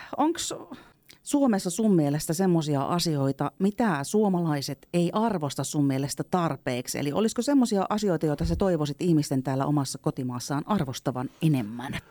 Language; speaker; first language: Finnish; native; Finnish